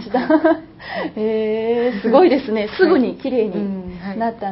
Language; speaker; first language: Japanese; native; Japanese